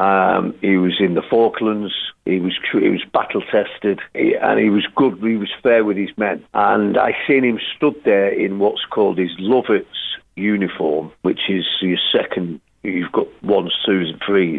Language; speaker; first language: English; native; English